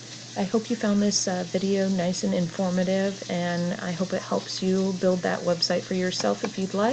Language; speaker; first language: English; native; English